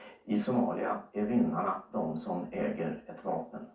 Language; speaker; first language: Swedish; native; Swedish